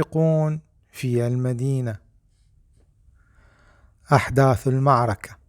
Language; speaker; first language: Arabic; native; Arabic